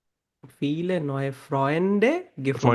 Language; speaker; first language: German; non-native, learner; Bangla